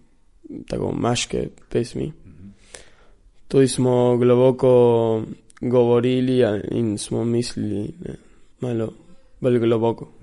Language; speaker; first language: Slovenian; early bilingual, heritage; Slovenian